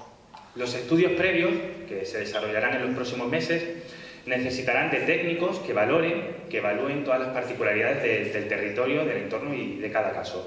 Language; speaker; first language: Spanish; native; Spanish